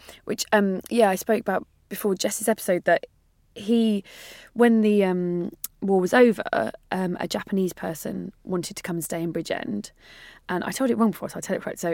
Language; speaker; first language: English; native; English